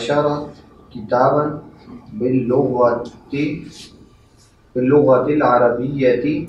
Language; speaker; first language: Arabic; non-native, learner; Urdu